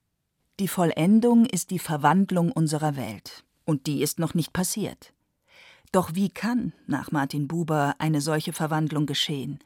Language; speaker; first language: German; native; German